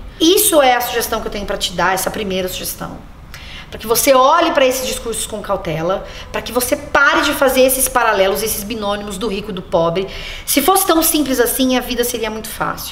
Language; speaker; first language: Portuguese; native; Portuguese